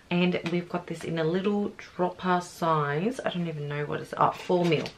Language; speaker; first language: English; native; English